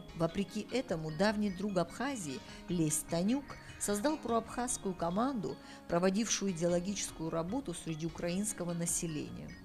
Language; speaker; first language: Russian; native; Russian